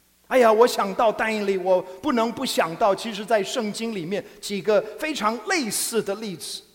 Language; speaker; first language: Chinese; non-native, fluent; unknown